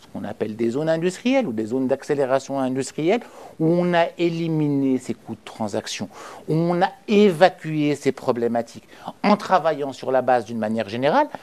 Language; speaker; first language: French; non-native, local second language; Arabic